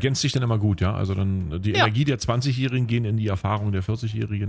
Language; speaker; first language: German; native; German